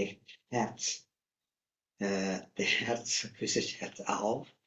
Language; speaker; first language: German; non-native, learner; Tibetan